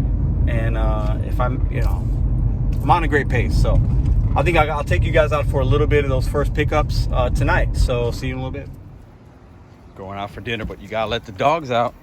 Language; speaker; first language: English; native; English